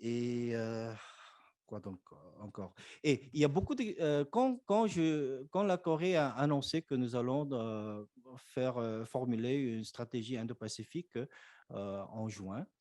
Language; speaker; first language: French; non-native, fluent; Korean